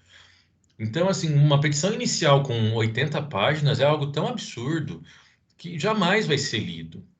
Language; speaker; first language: Portuguese; native; Portuguese